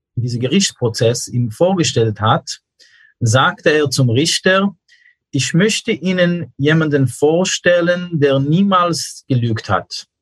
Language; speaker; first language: German; non-native, fluent; English